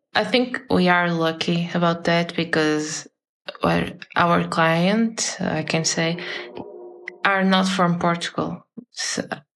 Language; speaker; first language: English; non-native, fluent; Portuguese